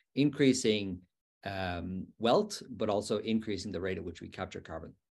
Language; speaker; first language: English; native; English